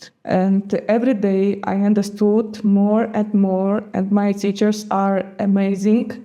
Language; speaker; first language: English; non-native, fluent; Gagauz